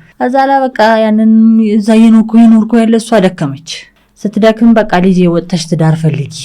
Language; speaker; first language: Amharic; early bilingual, other home language; English